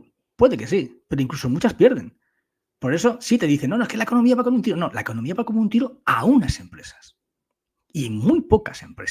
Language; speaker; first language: Spanish; native; Spanish